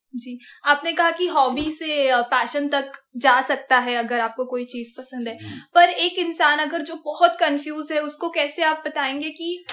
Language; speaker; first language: Hindi; non-native, local second language; Marathi